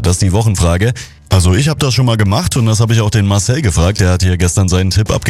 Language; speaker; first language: German; native; German